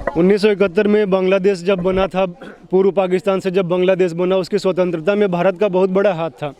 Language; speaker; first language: Hindi; native; Hindi